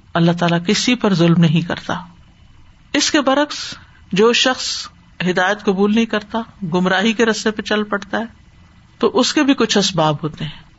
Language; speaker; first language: Urdu; native; Urdu